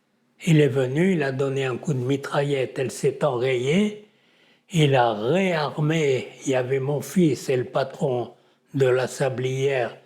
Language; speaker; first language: French; native; French